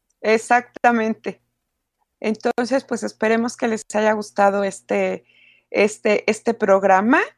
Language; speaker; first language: Spanish; native; Spanish